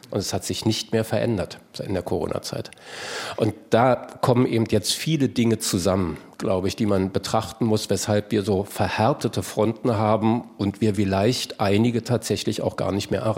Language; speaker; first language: German; native; German